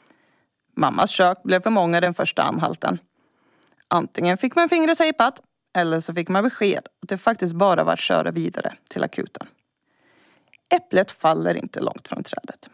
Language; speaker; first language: Swedish; native; Swedish